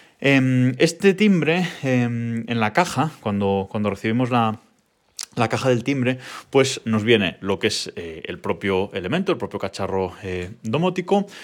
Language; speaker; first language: Spanish; native; Spanish